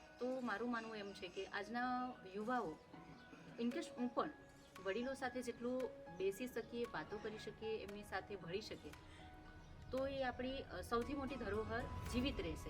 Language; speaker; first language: Gujarati; non-native, local second language; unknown